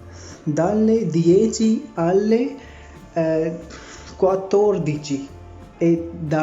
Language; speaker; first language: Italian; non-native, fluent; Urdu